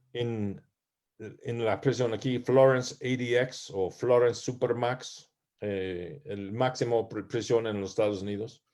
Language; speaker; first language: Spanish; non-native, learner; English